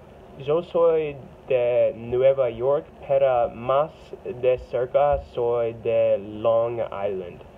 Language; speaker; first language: Spanish; non-native, learner; English